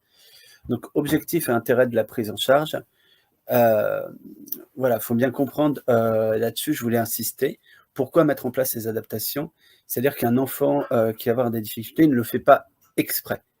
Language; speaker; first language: French; native; French